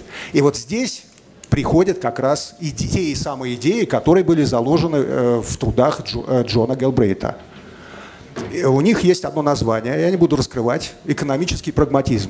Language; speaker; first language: Russian; native; Russian